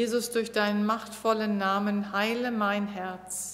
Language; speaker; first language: German; native; German